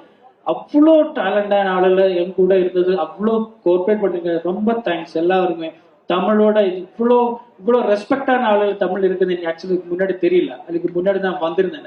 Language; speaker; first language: Tamil; non-native, learner; Malayalam